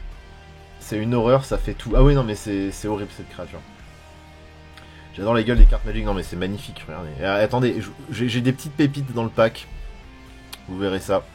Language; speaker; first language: French; native; French